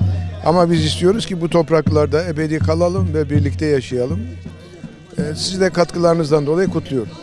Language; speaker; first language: Turkish; native; Turkish